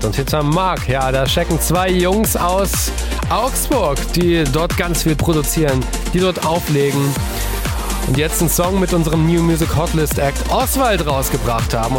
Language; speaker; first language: German; native; German